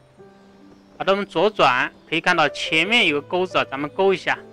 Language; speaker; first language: Chinese; native; Chinese